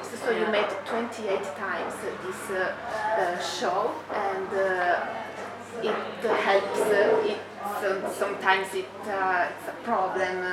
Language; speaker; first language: English; non-native, fluent; Italian